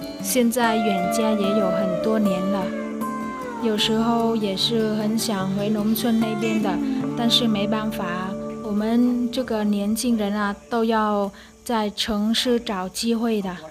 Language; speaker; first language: Chinese; non-native, fluent; Vietnamese